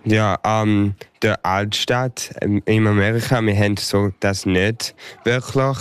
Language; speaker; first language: German; early bilingual, heritage; English